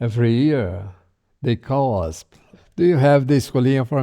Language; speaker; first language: English; non-native, learner; Portuguese